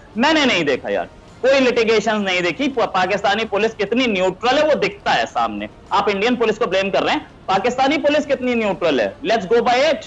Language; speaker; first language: Hindi; native; Hindi